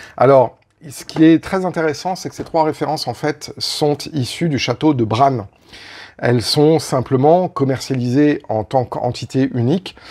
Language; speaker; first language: French; native; French